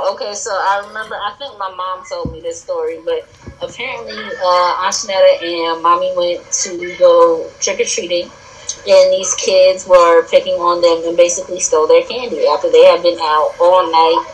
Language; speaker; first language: English; native; English